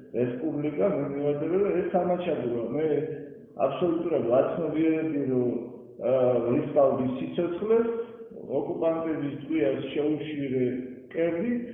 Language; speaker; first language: Georgian; non-native, local second language; Mingrelian